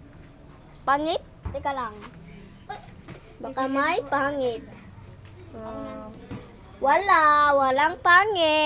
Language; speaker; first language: Filipino; non-native, local second language; Cebuano